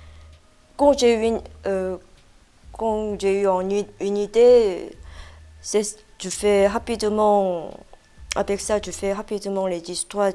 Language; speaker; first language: French; non-native, fluent; Korean